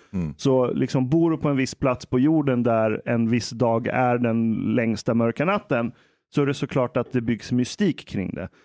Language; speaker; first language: Swedish; early bilingual, other home language; Persian